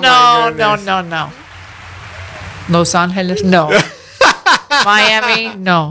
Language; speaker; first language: Spanish; early bilingual, other home language; English